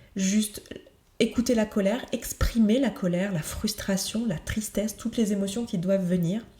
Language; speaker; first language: French; native; French